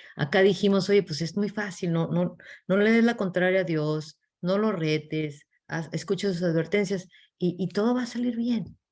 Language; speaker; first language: Spanish; early bilingual, heritage; English